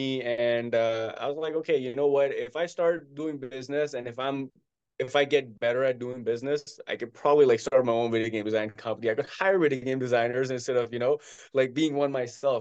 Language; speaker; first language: English; non-native, local second language; Hindi